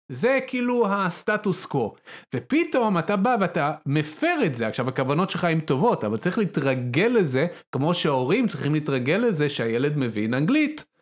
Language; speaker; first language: Hebrew; non-native, local second language; Arabic